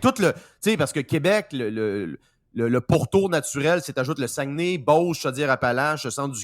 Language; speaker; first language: French; native; French